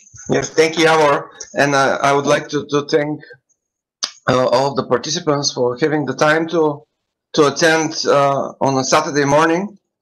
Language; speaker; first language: English; non-native, fluent; Bulgarian